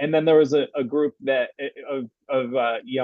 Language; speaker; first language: English; native; English